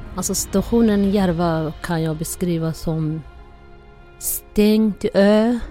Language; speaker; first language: Swedish; non-native, fluent; Somali